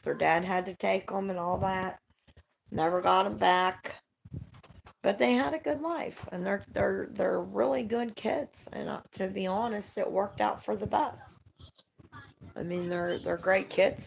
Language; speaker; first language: English; native; English